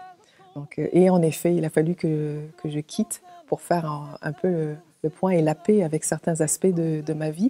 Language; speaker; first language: French; native; French